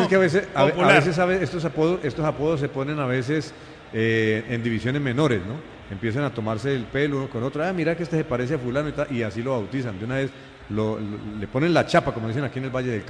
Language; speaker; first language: Spanish; native; Spanish